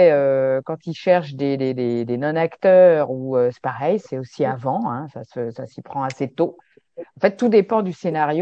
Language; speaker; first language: French; native; French